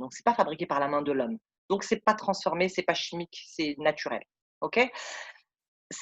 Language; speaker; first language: French; native; French